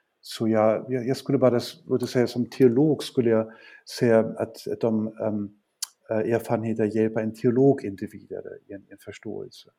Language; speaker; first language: Swedish; non-native, fluent; German